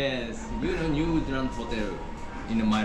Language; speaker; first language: English; non-native, learner; Japanese